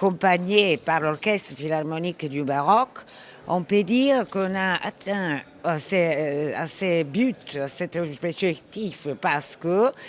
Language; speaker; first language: French; non-native, fluent; Italian